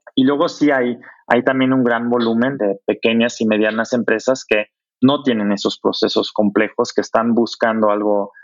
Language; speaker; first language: Spanish; non-native, fluent; German